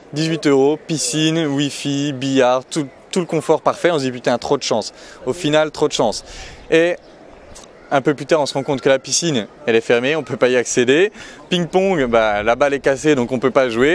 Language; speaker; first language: French; native; French